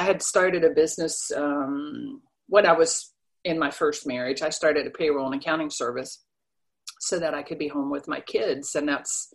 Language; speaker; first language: English; non-native, fluent; Danish